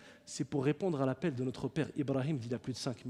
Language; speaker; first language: French; native; French